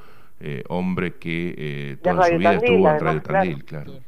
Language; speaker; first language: Spanish; native; Spanish